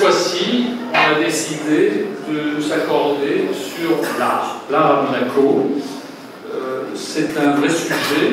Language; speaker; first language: French; native; French